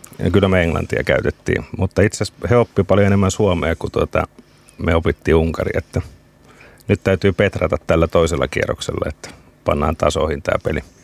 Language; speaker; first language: Finnish; native; Finnish